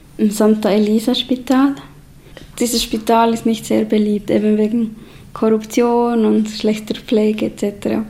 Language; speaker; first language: German; native; German